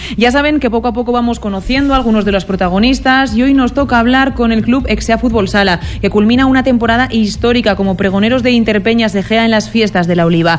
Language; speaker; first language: Spanish; native; Spanish